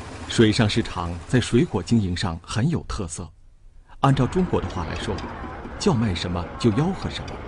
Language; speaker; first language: Chinese; native; Chinese